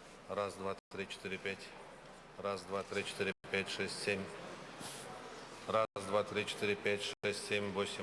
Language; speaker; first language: Russian; native; Russian